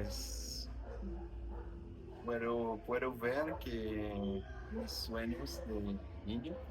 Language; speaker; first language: Spanish; non-native, learner; French